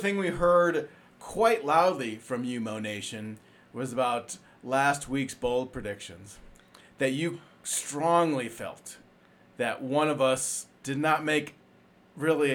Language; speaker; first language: English; native; English